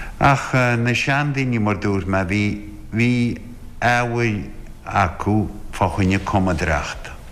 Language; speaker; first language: Irish; native; Irish